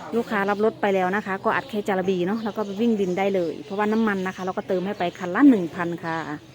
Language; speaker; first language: Thai; native; Thai